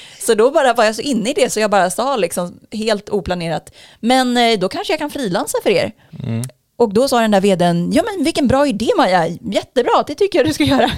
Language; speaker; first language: Swedish; native; Swedish